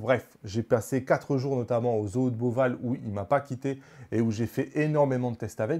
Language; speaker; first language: French; native; French